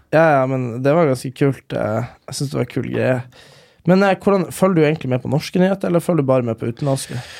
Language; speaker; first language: Norwegian; native; Norwegian